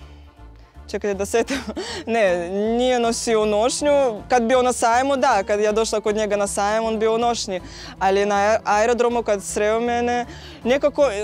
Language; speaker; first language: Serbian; non-native, learner; Russian